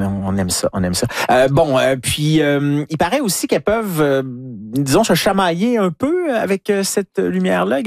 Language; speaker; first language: French; native; French